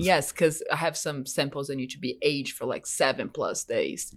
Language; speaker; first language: English; non-native, fluent; Portuguese